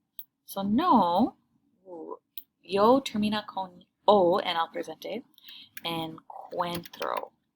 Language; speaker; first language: Spanish; non-native, learner; English